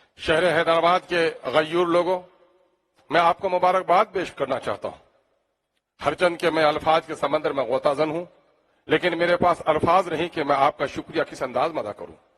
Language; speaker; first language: Urdu; native; Urdu